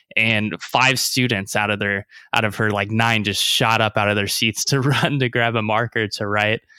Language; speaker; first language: English; native; English